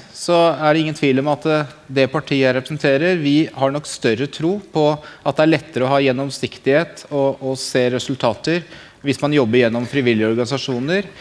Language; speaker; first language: Norwegian; native; Norwegian